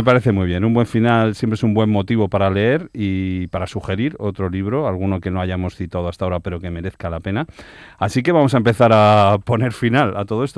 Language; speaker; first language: Spanish; native; Spanish